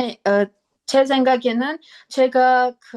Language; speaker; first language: Korean; non-native, learner; Armenian